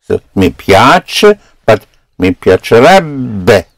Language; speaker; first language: Italian; non-native, fluent; English